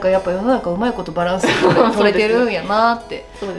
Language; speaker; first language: Japanese; native; Japanese